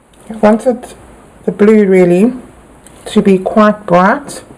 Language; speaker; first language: English; native; English